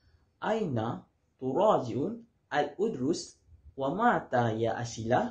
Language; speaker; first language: Arabic; non-native, learner; Malay